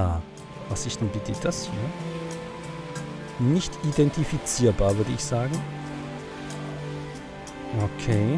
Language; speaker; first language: German; native; German